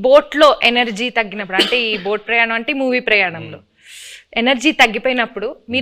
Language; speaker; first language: Telugu; native; Telugu